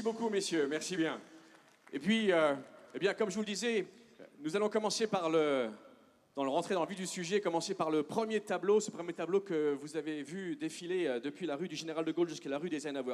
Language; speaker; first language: French; native; French